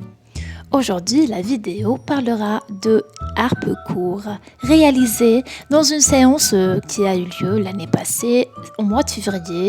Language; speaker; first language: French; non-native, local second language; Arabic